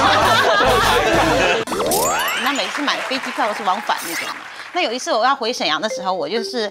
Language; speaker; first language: Chinese; native; Chinese